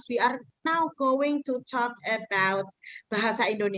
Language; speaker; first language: English; non-native, fluent; Indonesian